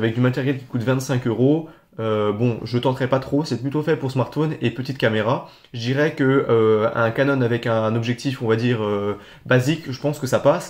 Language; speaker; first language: French; native; French